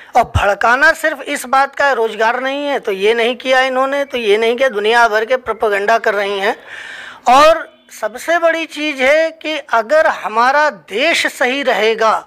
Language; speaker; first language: Hindi; native; Hindi